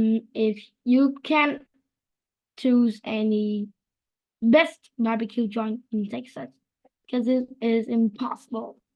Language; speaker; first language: English; non-native, learner; Vietnamese